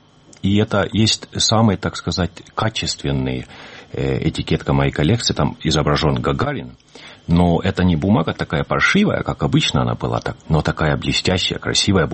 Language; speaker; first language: Russian; native; Russian